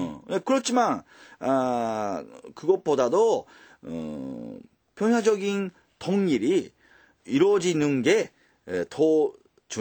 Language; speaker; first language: Korean; early bilingual, heritage; Japanese